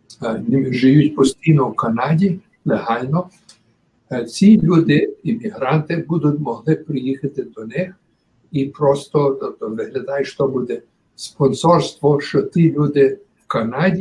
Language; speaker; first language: Ukrainian; early bilingual, heritage; Ukrainian